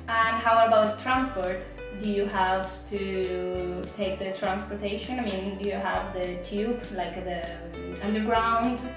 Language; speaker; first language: English; non-native, fluent; Italian